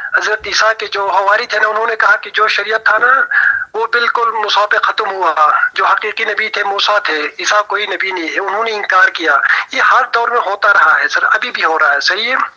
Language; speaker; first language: Urdu; non-native, local second language; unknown